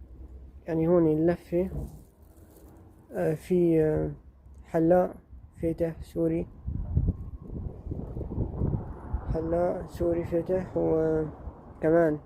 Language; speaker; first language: Arabic; native; Arabic